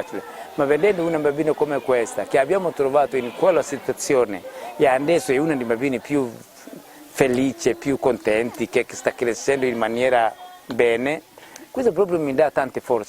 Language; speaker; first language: Italian; non-native, fluent; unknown